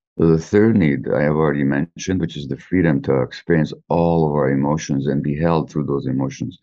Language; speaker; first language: English; native; English